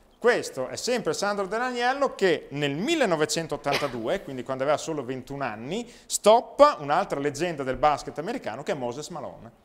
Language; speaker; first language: Italian; native; Italian